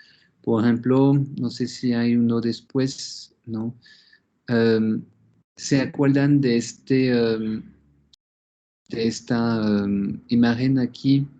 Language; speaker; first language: Spanish; non-native, fluent; French